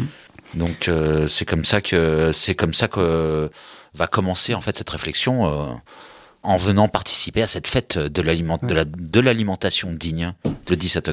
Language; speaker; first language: French; native; French